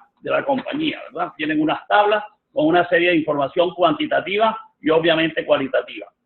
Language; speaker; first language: Spanish; native; Spanish